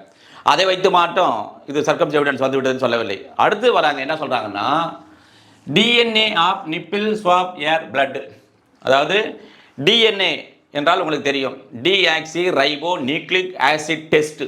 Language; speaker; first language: Tamil; native; Tamil